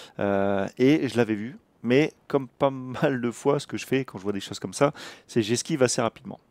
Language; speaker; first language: French; native; French